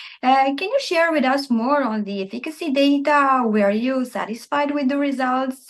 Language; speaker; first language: English; non-native, fluent; Armenian